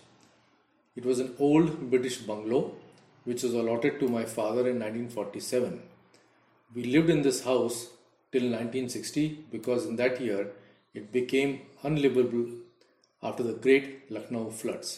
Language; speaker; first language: English; non-native, local second language; Hindi